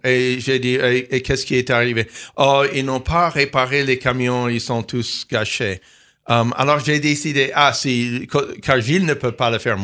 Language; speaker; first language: French; non-native, fluent; English